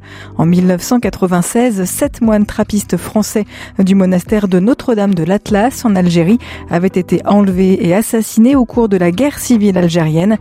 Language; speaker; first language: French; native; French